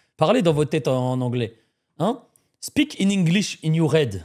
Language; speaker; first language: French; native; French